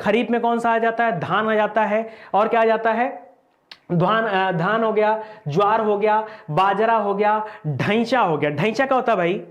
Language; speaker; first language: Hindi; native; Hindi